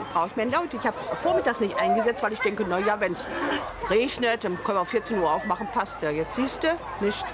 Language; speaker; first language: German; native; German